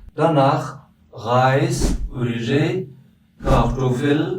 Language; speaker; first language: German; non-native, learner; Pashto